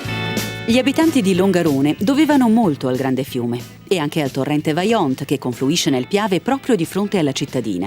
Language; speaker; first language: Italian; native; Italian